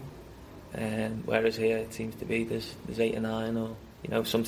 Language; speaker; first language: English; native; English